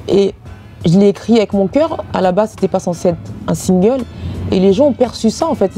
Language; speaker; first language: French; native; French